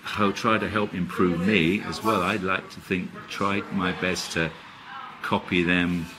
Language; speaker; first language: English; native; English